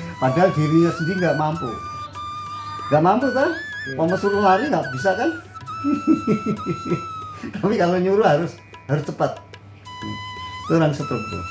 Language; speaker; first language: Indonesian; non-native, local second language; Javanese